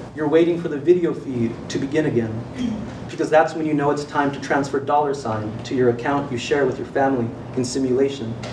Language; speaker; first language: English; native; English